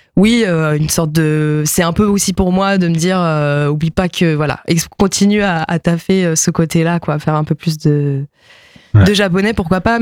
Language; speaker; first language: French; early bilingual, other home language; Japanese